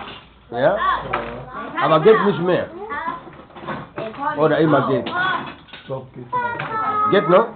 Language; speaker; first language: German; non-native, learner; Lingala